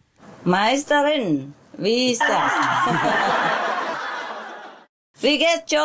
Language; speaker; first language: German; non-native, learner; Vietnamese